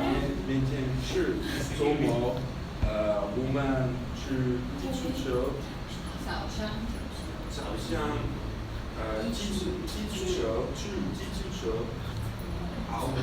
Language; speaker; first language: Chinese; non-native, learner; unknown